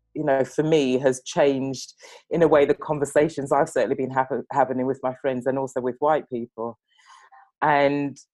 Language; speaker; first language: English; native; English